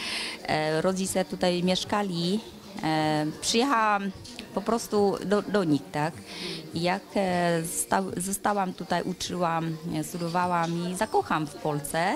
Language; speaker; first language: Polish; non-native, learner; Vietnamese